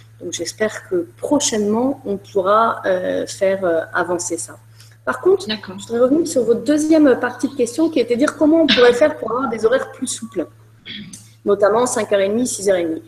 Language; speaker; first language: French; native; French